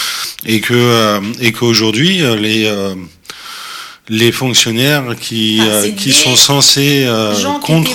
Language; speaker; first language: French; native; French